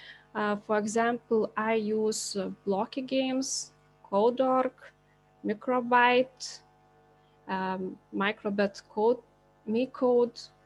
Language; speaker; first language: English; non-native, learner; Lithuanian